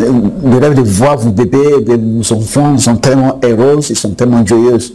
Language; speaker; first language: French; non-native, fluent; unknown